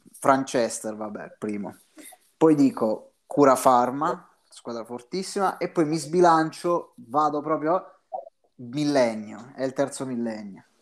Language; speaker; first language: Italian; native; Italian